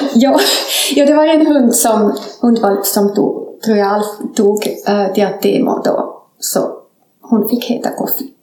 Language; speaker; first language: Swedish; non-native, fluent; Estonian